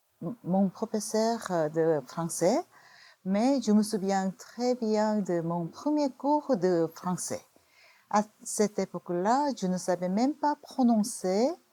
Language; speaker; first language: French; non-native, fluent; Korean